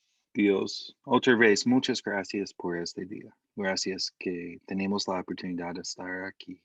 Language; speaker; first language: Spanish; non-native, fluent; English